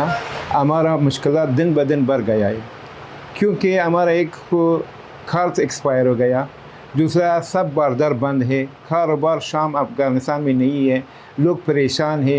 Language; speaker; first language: Hindi; non-native, learner; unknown